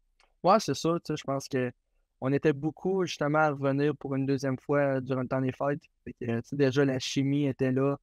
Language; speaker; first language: French; native; French